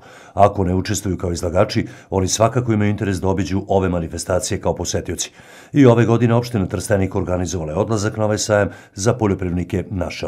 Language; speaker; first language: Serbian; native; Serbian